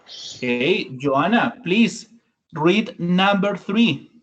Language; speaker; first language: English; non-native, learner; Spanish